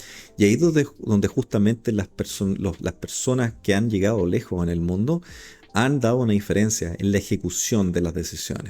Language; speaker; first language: Spanish; native; Spanish